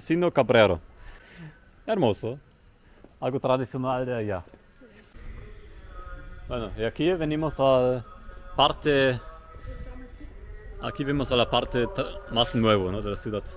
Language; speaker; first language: Spanish; non-native, fluent; German